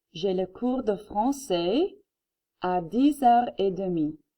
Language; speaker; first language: French; non-native, fluent; English